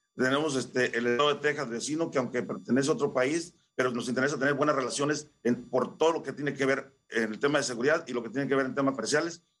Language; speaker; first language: Spanish; native; Spanish